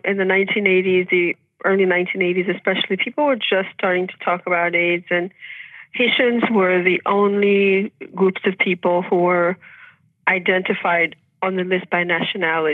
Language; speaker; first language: English; early bilingual, other home language; Haitian Creole